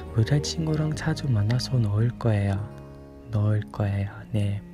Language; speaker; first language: Korean; non-native, learner; English